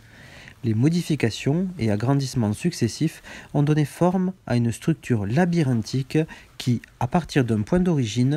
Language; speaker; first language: French; native; French